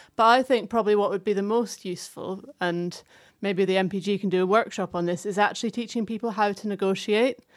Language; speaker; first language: English; native; English